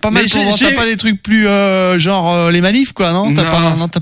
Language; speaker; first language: French; native; French